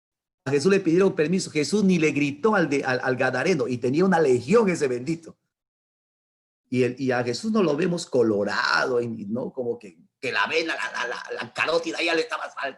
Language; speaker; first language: Spanish; native; Spanish